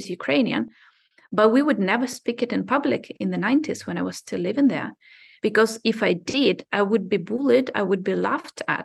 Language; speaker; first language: English; non-native, fluent; Ukrainian